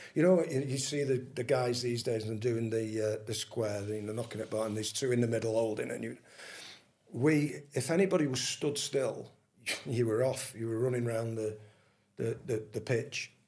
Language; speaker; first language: English; native; English